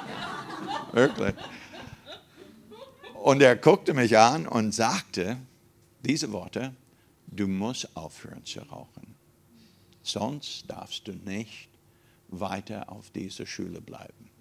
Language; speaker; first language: German; non-native, fluent; English